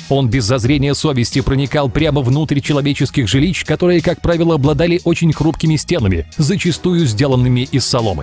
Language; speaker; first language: Russian; native; Russian